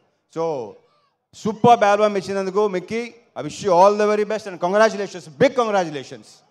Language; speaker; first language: Telugu; native; Telugu